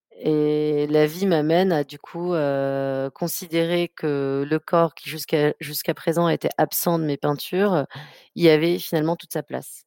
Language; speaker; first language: French; native; French